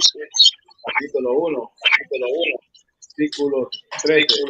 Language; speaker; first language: Spanish; non-native, learner; English